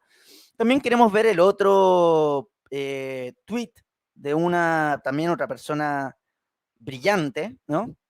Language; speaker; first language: Spanish; native; Spanish